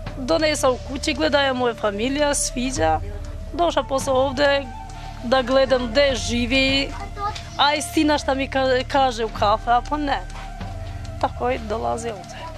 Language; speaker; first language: Serbian; non-native, learner; Albanian